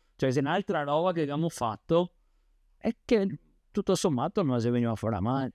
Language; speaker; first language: Italian; native; Italian